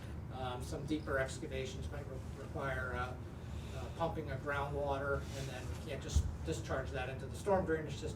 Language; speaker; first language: English; native; English